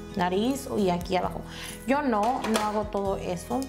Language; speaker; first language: Spanish; early bilingual, heritage; Spanish